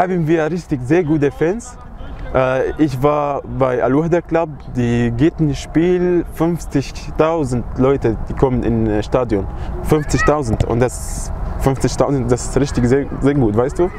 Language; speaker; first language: German; non-native, learner; Arabic